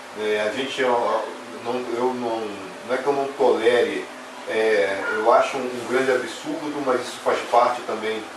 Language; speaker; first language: Portuguese; native; Portuguese